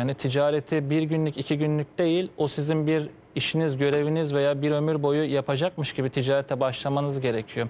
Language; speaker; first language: Turkish; native; Turkish